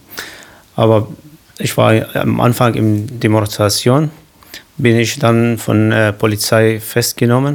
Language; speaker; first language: German; non-native, learner; Kurdish